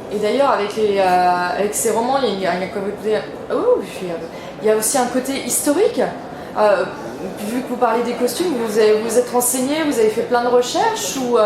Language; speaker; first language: French; native; French